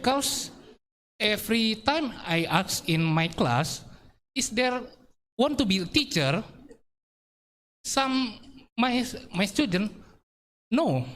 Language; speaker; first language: English; non-native, learner; Indonesian